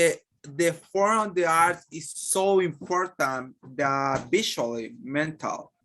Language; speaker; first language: English; non-native, learner; Spanish